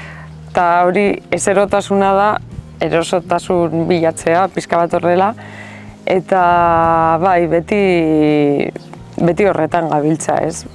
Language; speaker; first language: Basque; non-native, local second language; Spanish